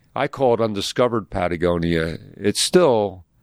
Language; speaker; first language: English; native; English